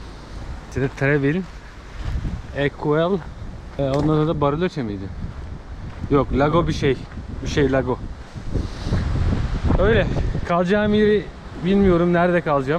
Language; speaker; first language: Turkish; native; Turkish